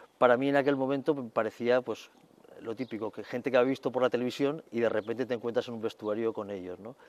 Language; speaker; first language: Spanish; native; Spanish